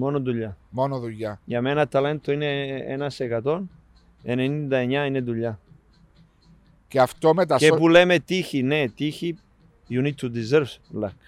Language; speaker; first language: Greek; non-native, learner; Serbian